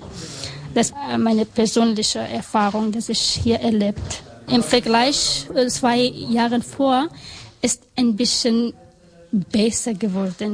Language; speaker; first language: German; non-native, learner; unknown